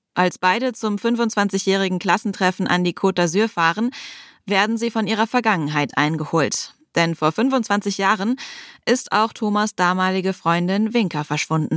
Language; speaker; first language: German; native; German